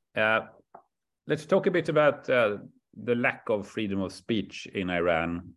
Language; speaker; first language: English; non-native, fluent; Swedish